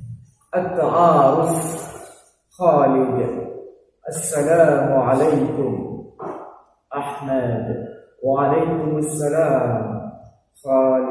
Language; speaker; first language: Arabic; non-native, fluent; Indonesian